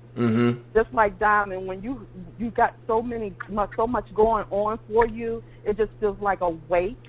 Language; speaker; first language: English; native; English